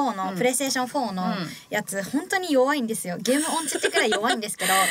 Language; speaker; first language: Japanese; native; Japanese